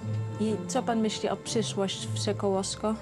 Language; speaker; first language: Polish; early bilingual, heritage; Polish